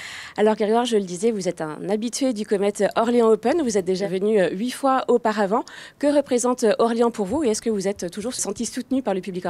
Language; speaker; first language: French; native; French